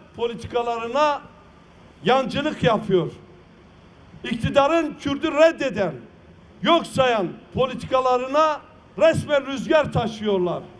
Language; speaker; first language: Turkish; non-native, local second language; Kurdish